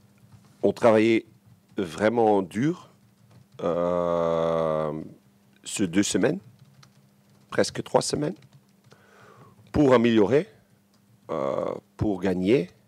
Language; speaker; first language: French; non-native, local second language; Dutch